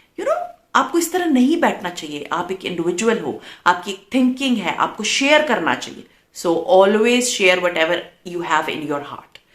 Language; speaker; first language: Urdu; native; Urdu